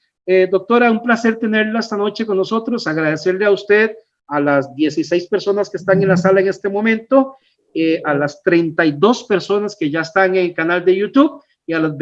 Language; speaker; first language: Spanish; native; Spanish